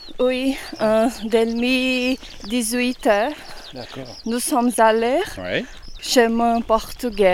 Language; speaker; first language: French; non-native, learner; Portuguese